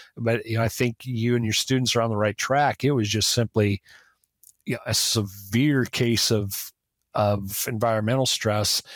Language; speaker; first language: English; native; English